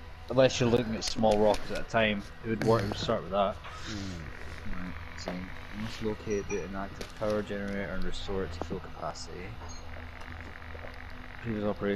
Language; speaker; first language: English; native; English